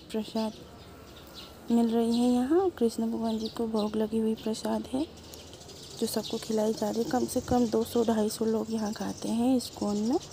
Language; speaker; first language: Hindi; native; Hindi